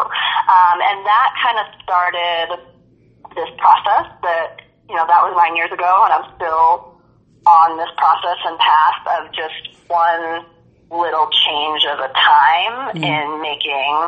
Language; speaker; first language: English; native; English